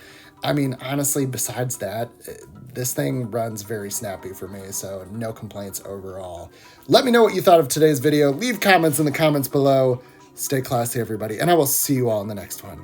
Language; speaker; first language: English; native; English